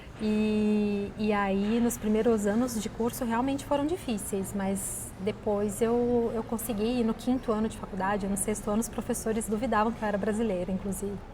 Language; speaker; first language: Portuguese; native; Portuguese